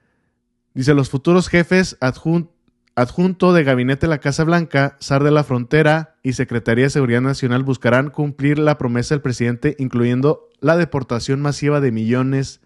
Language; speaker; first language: Spanish; native; Spanish